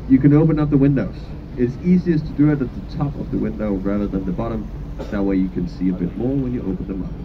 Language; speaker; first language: English; non-native, fluent; Danish